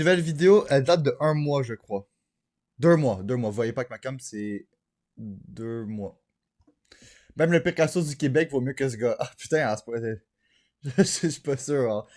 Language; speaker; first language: French; native; French